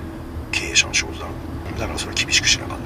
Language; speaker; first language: Japanese; native; Japanese